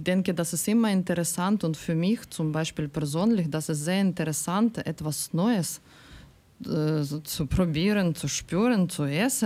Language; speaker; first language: German; non-native, learner; Ukrainian